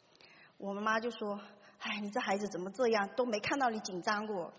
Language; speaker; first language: Chinese; native; Chinese